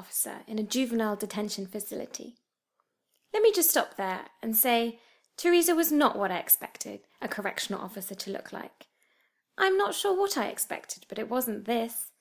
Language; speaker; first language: English; native; English